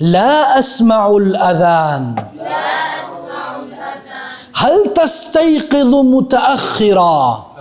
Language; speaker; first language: Arabic; non-native, fluent; Urdu